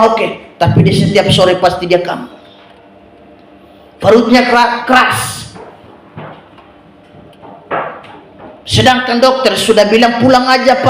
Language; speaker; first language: Indonesian; native; Indonesian